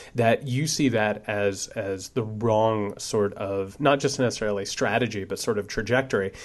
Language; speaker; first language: English; native; English